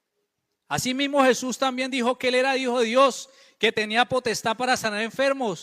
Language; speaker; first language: Spanish; native; Spanish